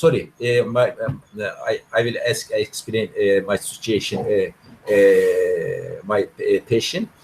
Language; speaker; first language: English; non-native, learner; Turkish